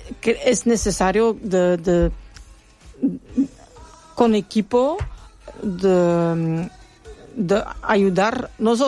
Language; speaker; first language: Spanish; non-native, learner; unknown